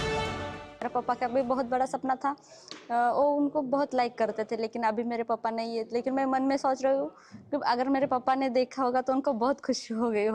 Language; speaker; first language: Hindi; non-native, local second language; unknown